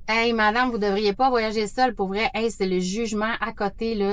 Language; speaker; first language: French; native; French